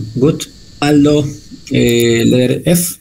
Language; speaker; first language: English; non-native, learner; Spanish